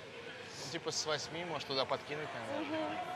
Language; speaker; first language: Russian; native; Russian